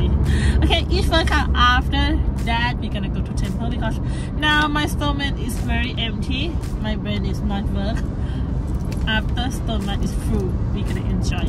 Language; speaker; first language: English; non-native, learner; Thai